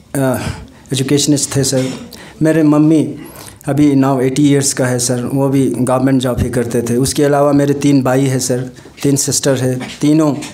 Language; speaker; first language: Hindi; non-native, local second language; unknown